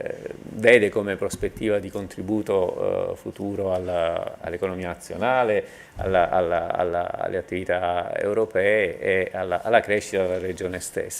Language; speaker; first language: Italian; native; Italian